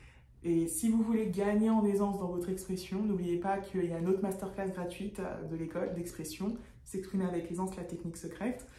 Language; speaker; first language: French; native; French